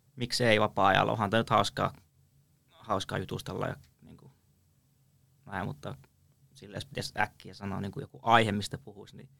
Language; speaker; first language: Finnish; native; Finnish